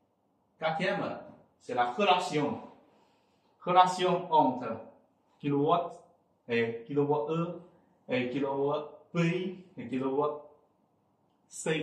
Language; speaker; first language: French; non-native, fluent; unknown